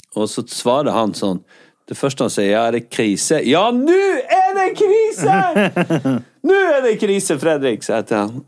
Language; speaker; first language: Norwegian; native; Norwegian